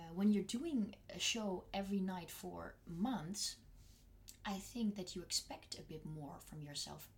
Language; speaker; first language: English; non-native, fluent; Dutch